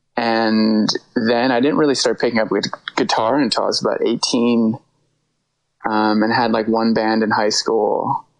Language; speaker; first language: English; native; English